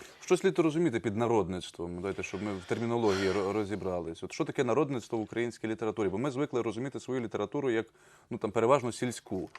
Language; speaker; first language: Ukrainian; native; Ukrainian